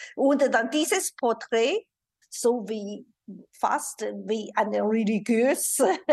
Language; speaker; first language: German; non-native, fluent; Chinese